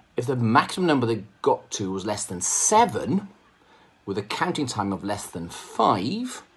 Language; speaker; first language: English; non-native, local second language; Welsh